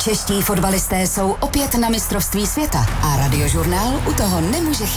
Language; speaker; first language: Czech; native; Czech